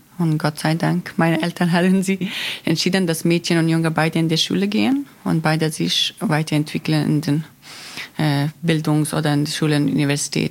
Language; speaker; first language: German; non-native, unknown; Persian